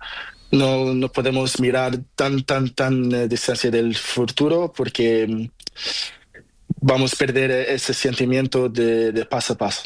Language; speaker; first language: Spanish; non-native, learner; Portuguese